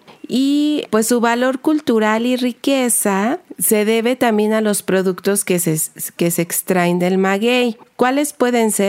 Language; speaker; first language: Spanish; native; Spanish